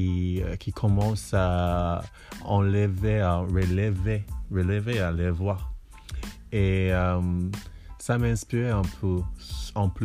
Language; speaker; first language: French; non-native, learner; English